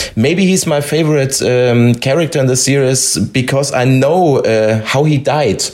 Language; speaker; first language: English; non-native, fluent; German